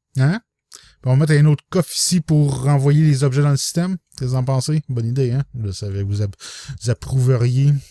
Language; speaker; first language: French; native; French